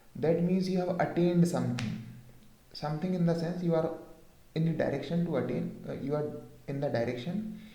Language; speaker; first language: English; non-native, local second language; Hindi